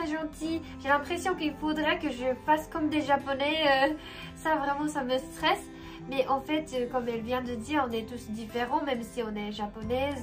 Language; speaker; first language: French; non-native, fluent; Japanese